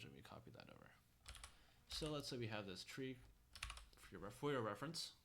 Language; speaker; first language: English; native; English